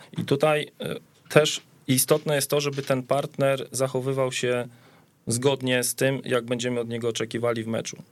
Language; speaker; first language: Polish; native; Polish